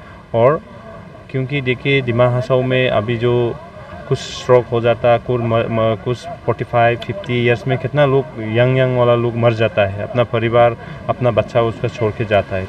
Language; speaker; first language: Hindi; non-native, local second language; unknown